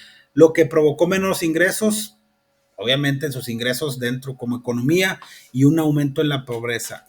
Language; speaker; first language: Spanish; native; Spanish